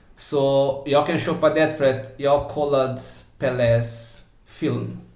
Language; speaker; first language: Swedish; non-native, fluent; Portuguese